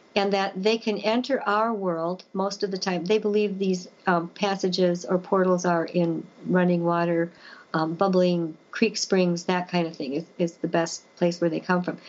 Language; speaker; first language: English; native; English